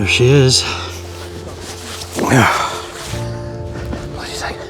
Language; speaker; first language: English; native; English